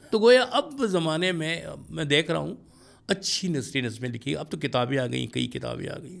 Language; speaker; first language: Urdu; non-native, local second language; Pashto